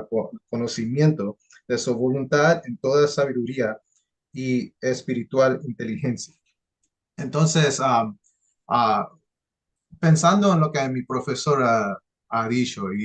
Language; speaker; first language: Spanish; early bilingual, heritage; English